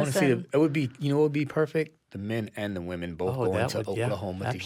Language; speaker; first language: English; native; English